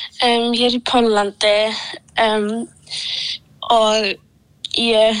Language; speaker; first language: Icelandic; early bilingual, other home language; Polish